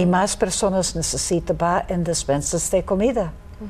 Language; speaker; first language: Spanish; non-native, learner; English